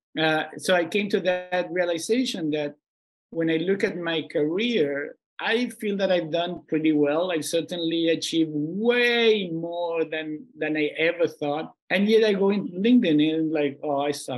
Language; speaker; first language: English; non-native, fluent; Spanish